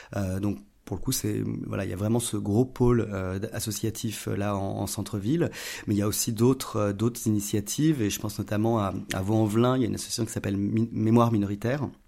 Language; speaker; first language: French; native; French